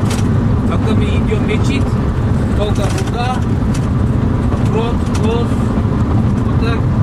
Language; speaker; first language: Russian; non-native, learner; Turkish